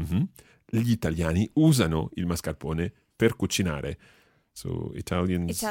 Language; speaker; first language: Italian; non-native, fluent; English